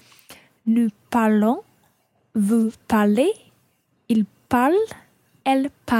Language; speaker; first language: French; non-native, learner; English